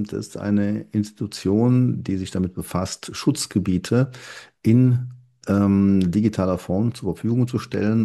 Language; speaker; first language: German; native; German